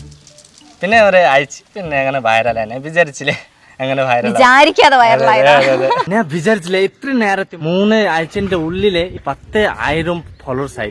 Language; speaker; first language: Malayalam; non-native, local second language; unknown